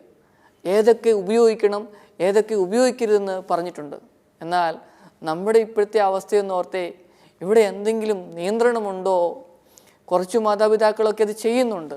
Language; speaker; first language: Malayalam; native; Malayalam